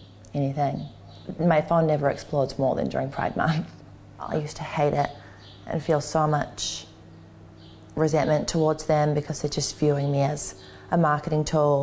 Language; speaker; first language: English; native; English